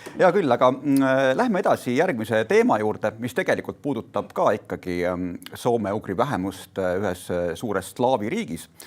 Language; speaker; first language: Estonian; native; Estonian